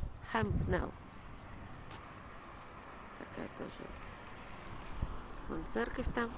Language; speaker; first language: Russian; native; Russian